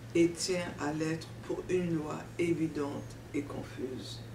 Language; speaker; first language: French; non-native, local second language; Duala